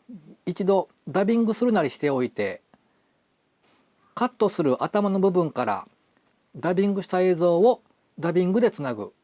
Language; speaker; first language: Japanese; native; Japanese